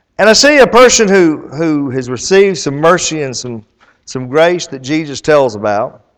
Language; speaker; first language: English; native; English